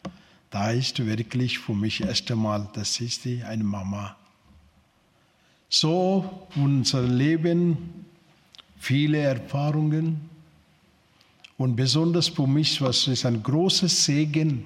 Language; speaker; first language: German; non-native, learner; Telugu